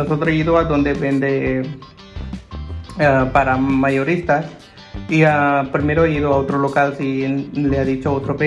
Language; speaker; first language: Spanish; non-native, learner; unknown